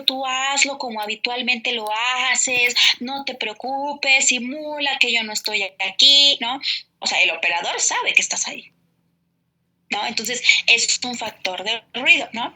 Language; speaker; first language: Spanish; native; Spanish